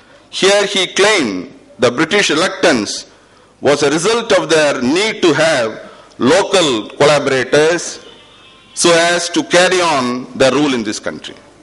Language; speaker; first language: English; non-native, local second language; Tamil